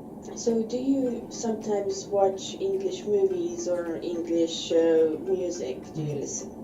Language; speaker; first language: English; non-native, fluent; Bosnian